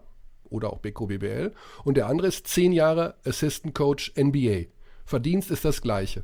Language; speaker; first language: German; native; German